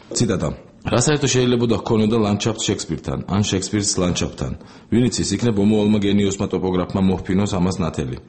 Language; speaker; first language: Georgian; native; Georgian